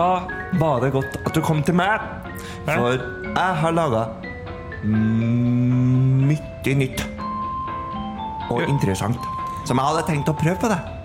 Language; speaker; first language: Norwegian; native; Norwegian